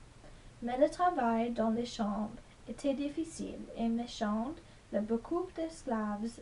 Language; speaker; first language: French; non-native, learner; English